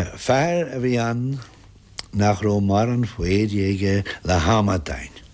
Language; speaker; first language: Irish; non-native, local second language; English